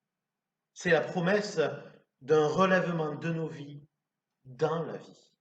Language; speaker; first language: French; native; French